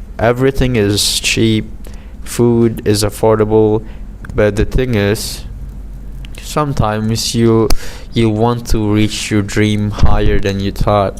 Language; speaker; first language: English; non-native, fluent; Indonesian